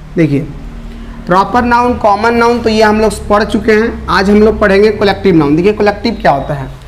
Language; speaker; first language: Hindi; native; Hindi